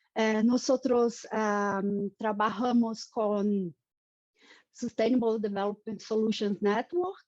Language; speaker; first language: Spanish; non-native, fluent; Portuguese